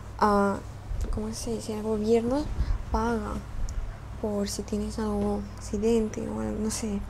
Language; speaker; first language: Spanish; non-native, fluent; Russian